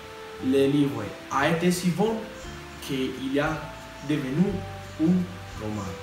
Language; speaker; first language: French; non-native, learner; Spanish